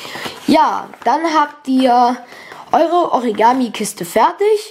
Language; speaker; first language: German; native; German